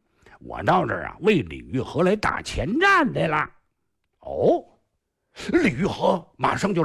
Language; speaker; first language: Chinese; native; Chinese